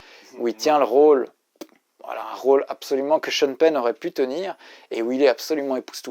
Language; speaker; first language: French; native; French